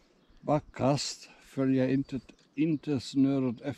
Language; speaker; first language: Swedish; non-native, fluent; German